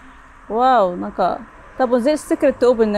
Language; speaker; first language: Japanese; non-native, learner; Arabic